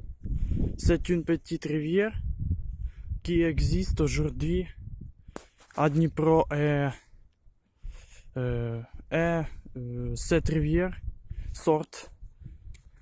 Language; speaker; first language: French; non-native, learner; Ukrainian